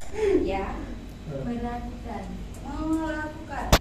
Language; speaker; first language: Indonesian; native; Indonesian